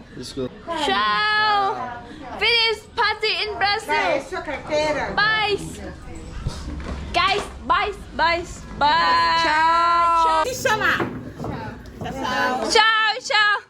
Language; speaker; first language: English; non-native, learner; Thai